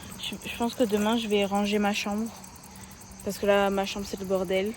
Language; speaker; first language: French; native; French